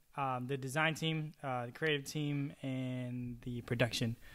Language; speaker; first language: English; early bilingual, other home language; Chavacano